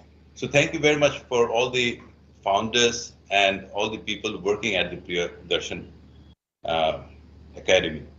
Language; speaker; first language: English; non-native, fluent; Bangla